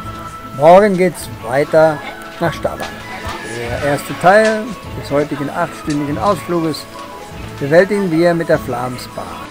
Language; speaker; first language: German; native; German